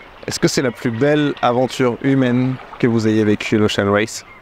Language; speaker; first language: French; native; French